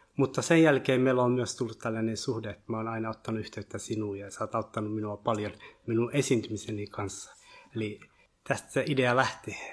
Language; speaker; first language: Finnish; early bilingual, other home language; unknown